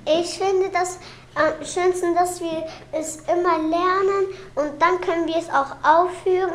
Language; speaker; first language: German; early bilingual, other home language; Turkish